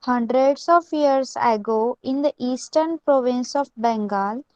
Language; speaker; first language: English; non-native, local second language; Marathi